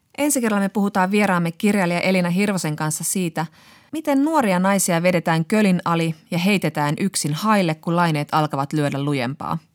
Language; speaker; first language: Finnish; native; Finnish